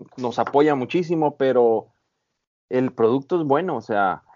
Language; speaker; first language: Spanish; native; Spanish